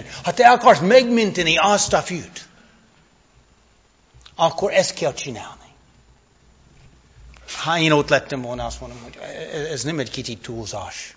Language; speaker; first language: Hungarian; non-native, fluent; English